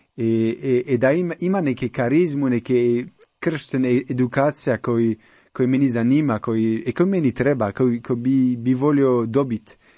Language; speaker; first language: Croatian; non-native, learner; French